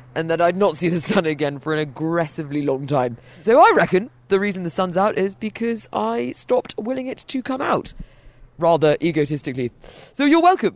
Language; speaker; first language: English; native; English